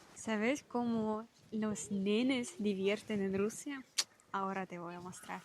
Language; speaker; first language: Spanish; non-native, learner; Russian